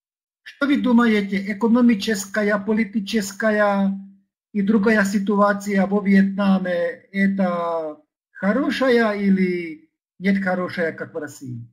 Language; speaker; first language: Russian; non-native, fluent; Czech